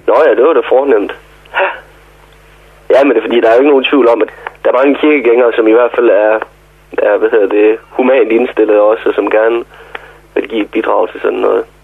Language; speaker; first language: Danish; native; Danish